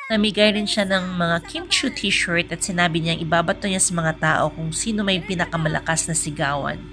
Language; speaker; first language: Filipino; native; Filipino